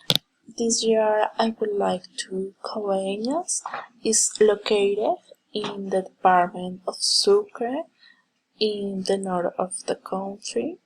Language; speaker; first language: English; non-native, learner; Spanish